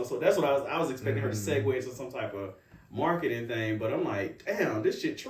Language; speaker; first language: English; native; English